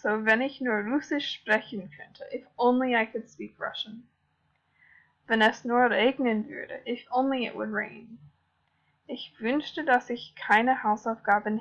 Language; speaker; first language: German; non-native, fluent; English